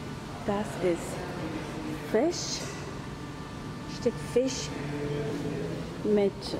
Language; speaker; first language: German; non-native, fluent; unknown